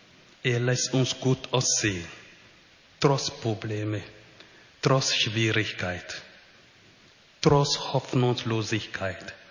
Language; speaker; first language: German; non-native, fluent; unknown